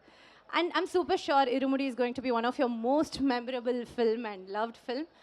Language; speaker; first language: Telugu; non-native, learner; Tamil